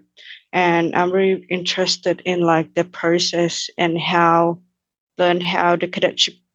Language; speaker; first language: English; non-native, fluent; Thai